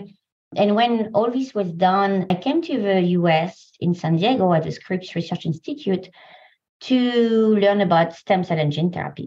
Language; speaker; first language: English; non-native, fluent; French